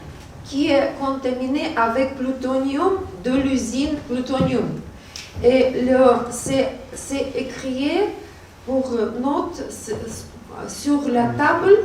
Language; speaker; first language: French; non-native, learner; Russian